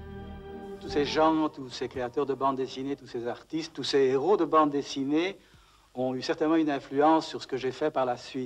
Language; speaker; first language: French; native; French